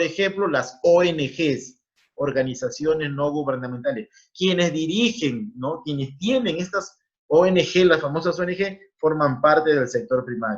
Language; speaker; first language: Spanish; native; Spanish